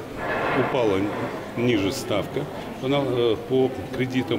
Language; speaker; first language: Russian; native; Russian